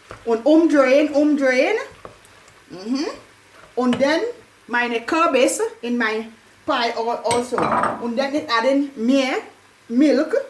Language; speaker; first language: German; non-native, learner; English